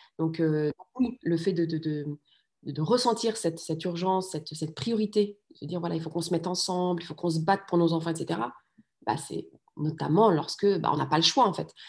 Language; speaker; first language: French; early bilingual, other home language; Riffian